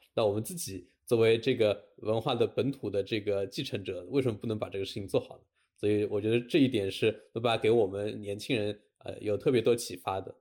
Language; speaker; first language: Chinese; native; Chinese